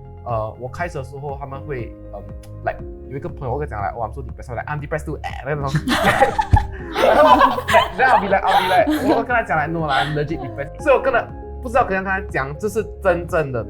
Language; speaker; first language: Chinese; non-native, local second language; English